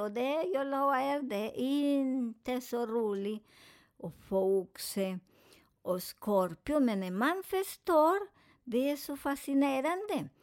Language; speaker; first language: Swedish; non-native, learner; Spanish